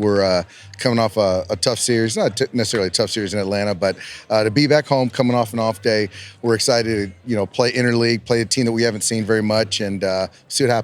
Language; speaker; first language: English; native; English